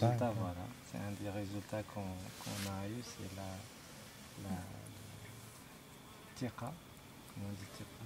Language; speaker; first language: French; non-native, local second language; Arabic